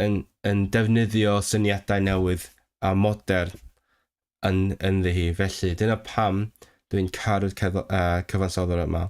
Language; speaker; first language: Welsh; non-native, fluent; Cantonese